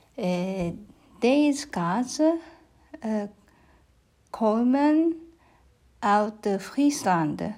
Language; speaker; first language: Dutch; non-native, learner; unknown